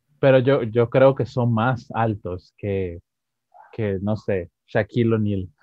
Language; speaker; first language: Spanish; native; Spanish